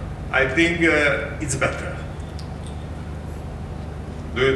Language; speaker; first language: English; non-native, learner; Serbian